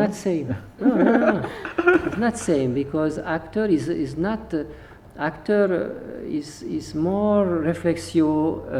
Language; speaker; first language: English; non-native, learner; Hungarian